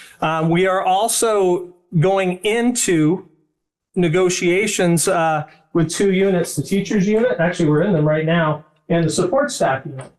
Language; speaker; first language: English; native; English